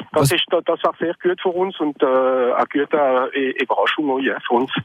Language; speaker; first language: German; non-native, local second language; French